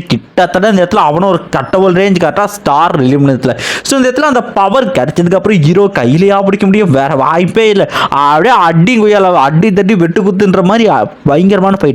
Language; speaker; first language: Tamil; native; Tamil